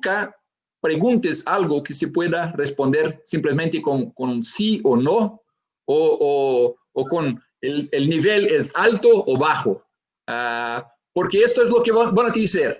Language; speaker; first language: Spanish; non-native, fluent; Portuguese